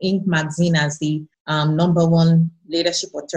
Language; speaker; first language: English; non-native, local second language; Yoruba